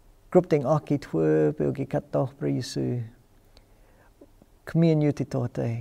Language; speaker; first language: Khmer; non-native, fluent; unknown